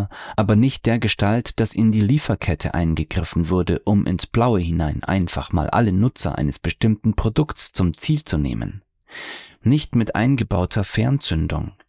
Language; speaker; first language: German; native; German